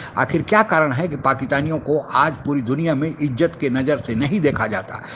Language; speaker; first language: Hindi; native; Hindi